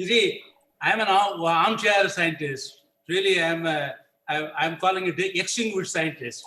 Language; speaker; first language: English; non-native, local second language; Tamil